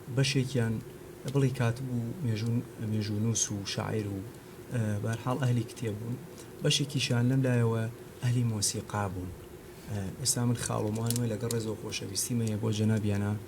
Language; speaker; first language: Central Kurdish; non-native, local second language; Gurani